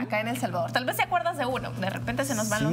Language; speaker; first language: Spanish; native; Spanish